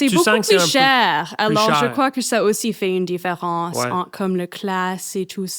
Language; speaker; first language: French; non-native, fluent; English